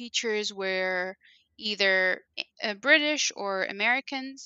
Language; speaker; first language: English; non-native, fluent; Arabic